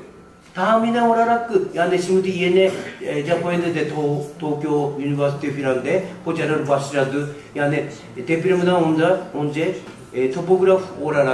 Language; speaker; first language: Turkish; non-native, fluent; Japanese